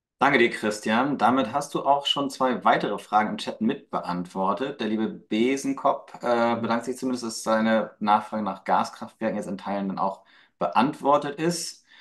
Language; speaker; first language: German; native; German